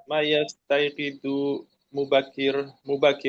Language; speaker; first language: Arabic; non-native, learner; Indonesian